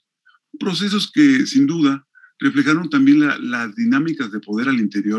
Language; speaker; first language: Spanish; native; Spanish